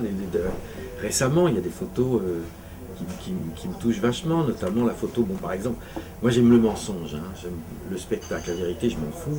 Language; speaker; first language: French; native; French